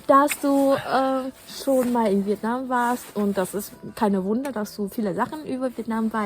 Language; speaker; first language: German; non-native, fluent; Vietnamese